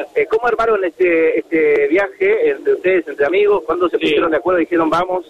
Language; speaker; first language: Spanish; native; Spanish